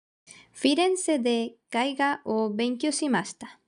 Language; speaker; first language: Japanese; non-native, learner; Galician